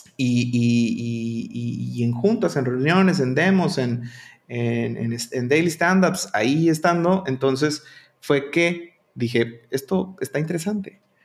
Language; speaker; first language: Spanish; native; Spanish